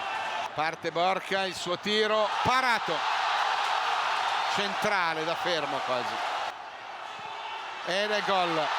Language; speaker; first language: Italian; native; Italian